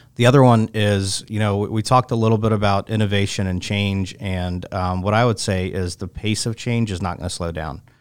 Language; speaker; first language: English; native; English